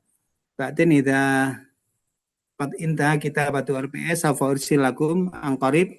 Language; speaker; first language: Arabic; non-native, fluent; Indonesian